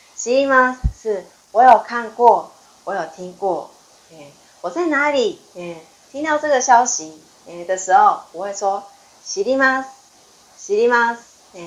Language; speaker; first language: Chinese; non-native, fluent; Japanese